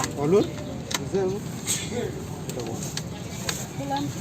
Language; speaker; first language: Turkish; non-native, learner; Indonesian